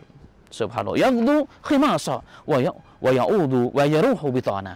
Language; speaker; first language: Indonesian; native; Indonesian